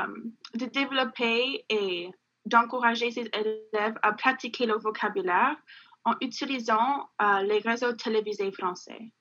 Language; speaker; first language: French; non-native, local second language; English